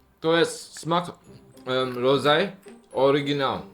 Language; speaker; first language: Polish; non-native, learner; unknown